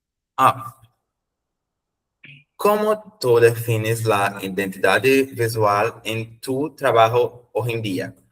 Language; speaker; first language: Spanish; non-native, learner; Portuguese